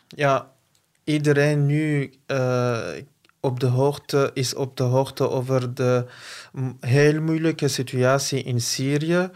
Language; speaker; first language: Dutch; non-native, fluent; Arabic